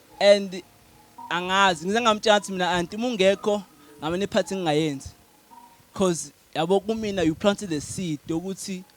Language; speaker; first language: Zulu; non-native, local second language; Xhosa